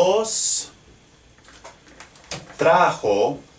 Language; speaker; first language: Spanish; non-native, fluent; English